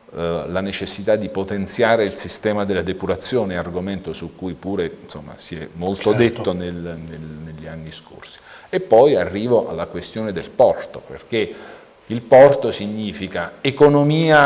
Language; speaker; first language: Italian; native; Italian